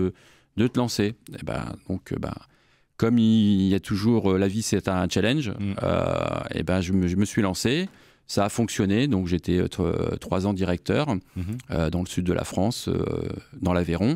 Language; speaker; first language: French; native; French